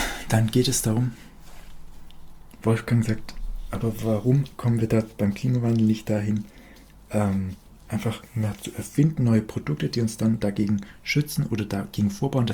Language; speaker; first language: German; native; German